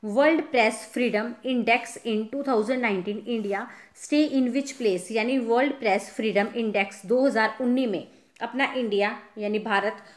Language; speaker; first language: Hindi; non-native, local second language; Punjabi